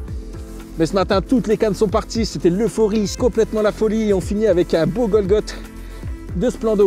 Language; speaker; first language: French; native; French